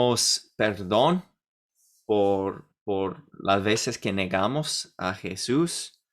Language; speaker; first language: Spanish; non-native, fluent; English